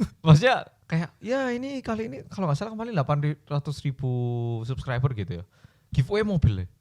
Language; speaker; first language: Indonesian; early bilingual, other home language; Korean